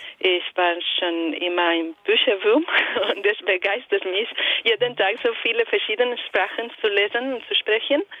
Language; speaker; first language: German; non-native, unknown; Italian